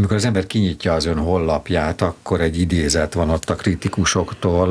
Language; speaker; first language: Hungarian; native; Hungarian